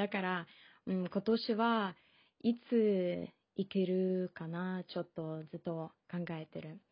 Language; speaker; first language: Japanese; non-native, fluent; Russian